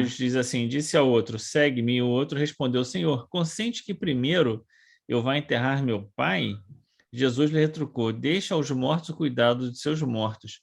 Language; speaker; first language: Portuguese; native; Portuguese